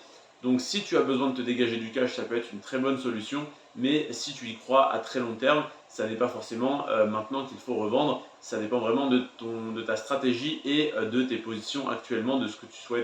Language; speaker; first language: French; native; French